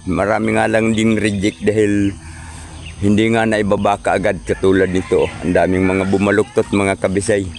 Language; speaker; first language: Filipino; non-native, local second language; Cebuano